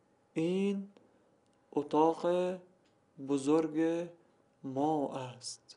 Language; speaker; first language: Persian; non-native, learner; Arabic